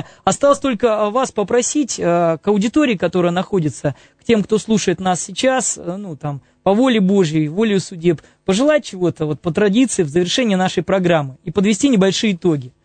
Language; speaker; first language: Russian; native; Russian